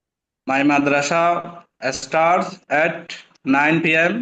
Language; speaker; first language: English; non-native, learner; Bangla